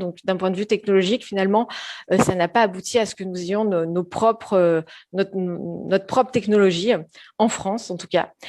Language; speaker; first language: French; native; French